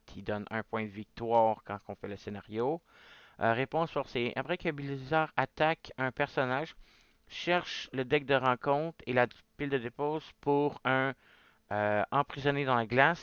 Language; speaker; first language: French; native; French